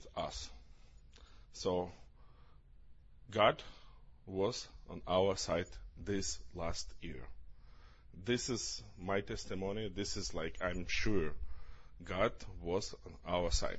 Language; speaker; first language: English; non-native, learner; Ukrainian